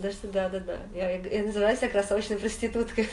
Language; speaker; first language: Russian; native; Russian